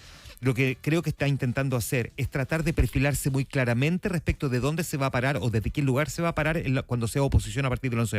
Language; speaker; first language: Spanish; native; Spanish